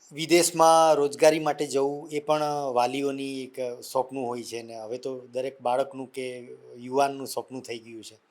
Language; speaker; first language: Gujarati; non-native, local second language; Vasavi